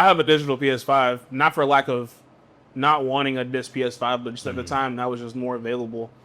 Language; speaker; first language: English; native; English